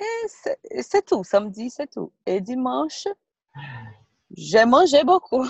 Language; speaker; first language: French; non-native, learner; Portuguese